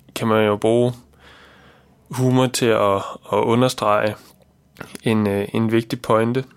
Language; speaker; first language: Danish; native; Danish